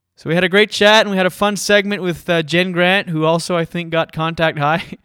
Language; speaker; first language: English; native; English